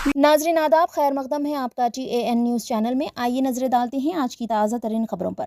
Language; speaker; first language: Urdu; native; Urdu